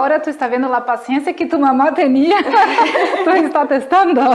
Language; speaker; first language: Spanish; non-native, fluent; Portuguese